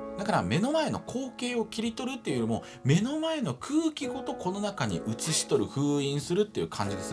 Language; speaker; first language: Japanese; native; Japanese